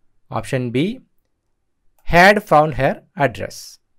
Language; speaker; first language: English; non-native, local second language; Malayalam